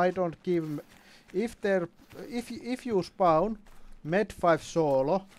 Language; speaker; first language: English; non-native, learner; Finnish